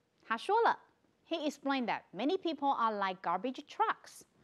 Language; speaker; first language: English; non-native, fluent; Chinese